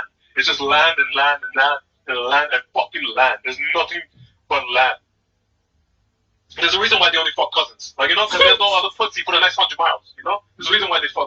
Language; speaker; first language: English; native; English